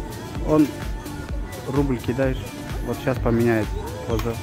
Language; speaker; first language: Russian; non-native, learner; Azerbaijani